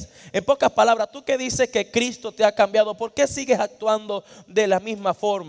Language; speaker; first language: Spanish; native; Spanish